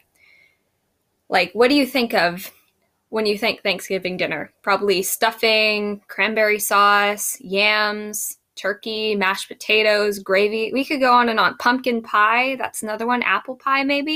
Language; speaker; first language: English; native; English